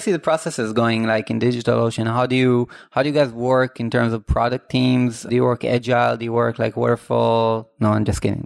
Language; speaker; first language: English; non-native, fluent; Hebrew